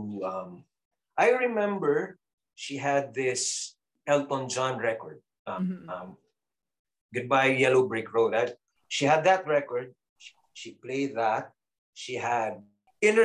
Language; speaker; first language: English; non-native, local second language; Cebuano